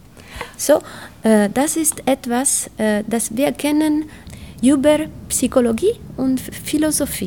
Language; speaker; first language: German; non-native, learner; Italian